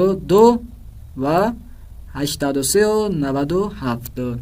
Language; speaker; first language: Persian; non-native, fluent; Urdu